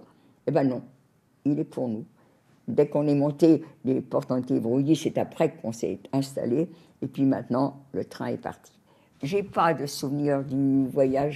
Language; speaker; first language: French; native; French